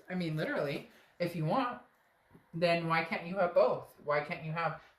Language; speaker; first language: English; native; English